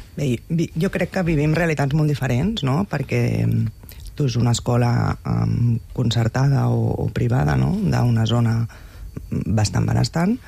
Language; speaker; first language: Catalan; native; Catalan